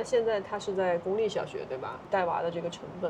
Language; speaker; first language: Chinese; native; Chinese